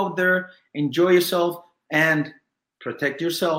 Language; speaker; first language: English; non-native, fluent; Spanish